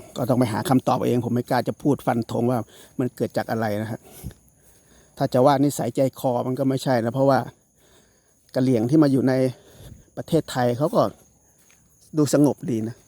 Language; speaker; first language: Thai; non-native, local second language; Northeastern Thai